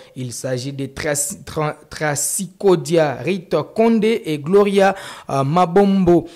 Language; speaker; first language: French; non-native, local second language; Swahili